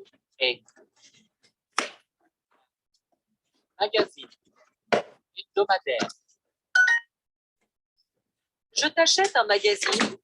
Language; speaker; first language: French; non-native, learner; Vietnamese